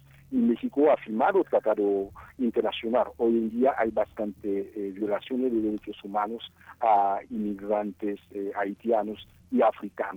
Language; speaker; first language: Spanish; non-native, fluent; Haitian Creole